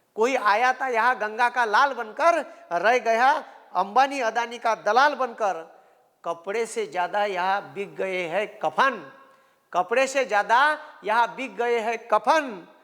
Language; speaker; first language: Hindi; non-native, local second language; Marathi